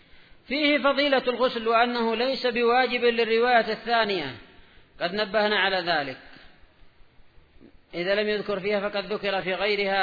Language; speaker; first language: Arabic; native; Arabic